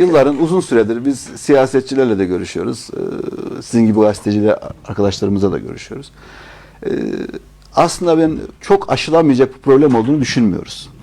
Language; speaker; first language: Turkish; native; Turkish